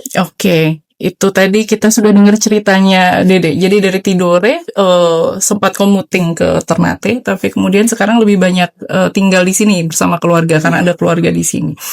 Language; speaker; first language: Indonesian; native; Indonesian